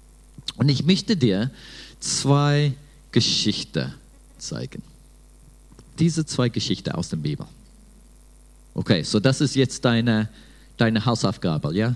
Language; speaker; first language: German; non-native, fluent; English